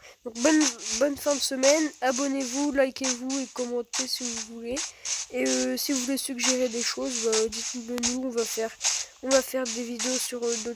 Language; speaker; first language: French; native; French